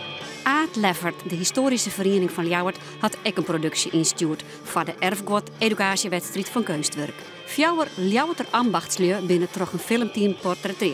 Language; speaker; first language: Dutch; non-native, local second language; Western Frisian